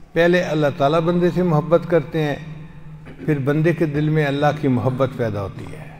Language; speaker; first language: Urdu; non-native, local second language; Punjabi